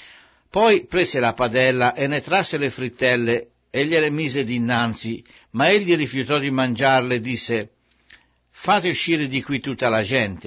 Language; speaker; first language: Italian; native; Italian